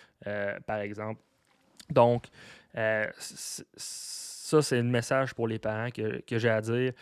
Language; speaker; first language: French; native; French